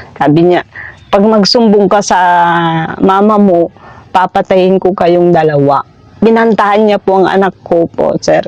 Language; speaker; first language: Filipino; non-native, local second language; Iloko